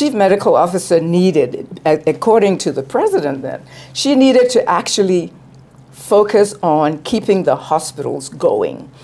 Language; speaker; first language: English; native; English